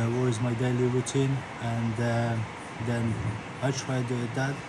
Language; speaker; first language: English; non-native, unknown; Polish